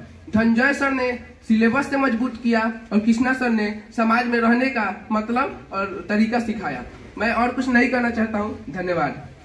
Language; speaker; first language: Hindi; native; Hindi